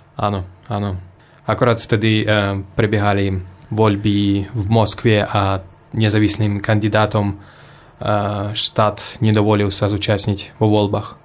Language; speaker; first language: Slovak; non-native, fluent; Russian